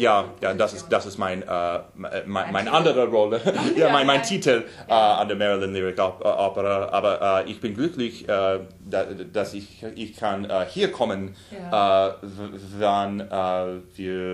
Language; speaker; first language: German; non-native, learner; English